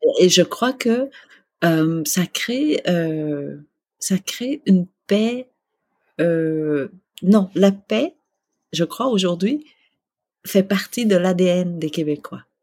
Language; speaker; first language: French; early bilingual, other home language; Vietnamese